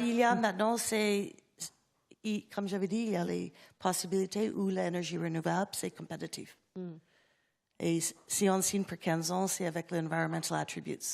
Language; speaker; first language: French; non-native, learner; English